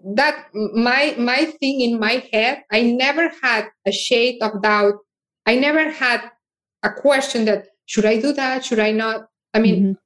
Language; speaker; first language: English; non-native, fluent; Catalan